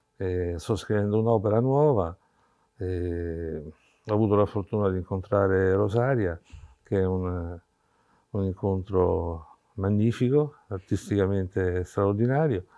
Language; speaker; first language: Italian; native; Italian